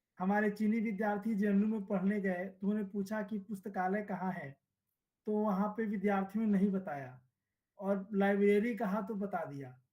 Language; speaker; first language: Hindi; native; Hindi